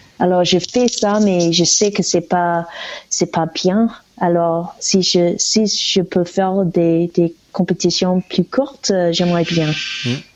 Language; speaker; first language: French; non-native, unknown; English